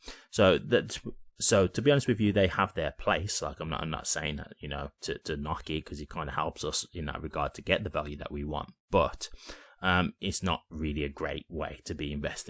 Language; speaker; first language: English; native; English